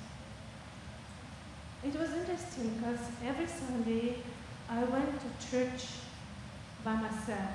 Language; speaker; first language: English; non-native, learner; Russian